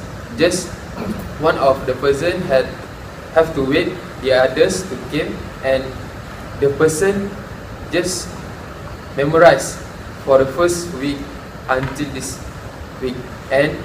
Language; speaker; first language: English; non-native, local second language; Malay